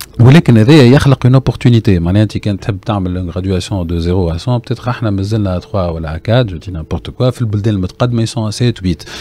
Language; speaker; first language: French; non-native, local second language; Arabic